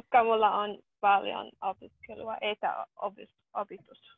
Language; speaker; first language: Finnish; non-native, learner; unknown